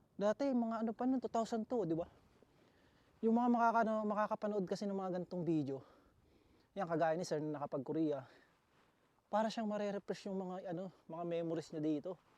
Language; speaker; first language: Filipino; native; Filipino